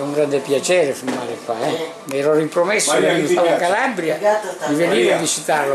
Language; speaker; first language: Italian; native; Italian